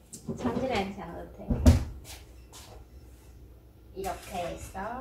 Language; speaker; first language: Korean; non-native, fluent; Khmer